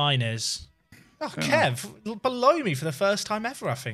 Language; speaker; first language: English; native; English